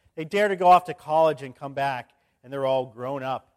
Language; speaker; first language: English; native; English